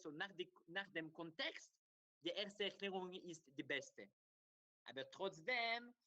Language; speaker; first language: German; non-native, learner; Hebrew